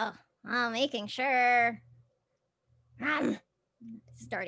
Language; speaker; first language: English; native; English